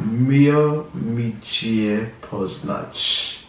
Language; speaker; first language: Polish; non-native, learner; English